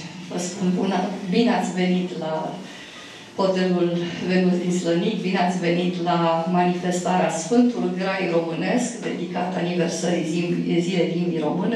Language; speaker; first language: Romanian; native; Romanian